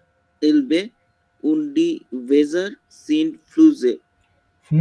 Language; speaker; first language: German; non-native, learner; Bangla